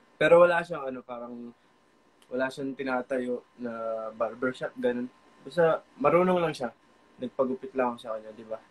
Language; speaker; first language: Filipino; non-native, local second language; Pampanga